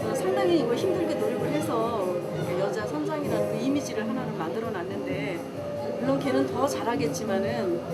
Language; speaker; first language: Korean; native; Korean